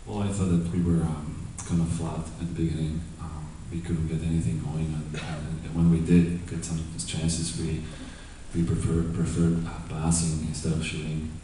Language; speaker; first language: English; non-native, fluent; Slovak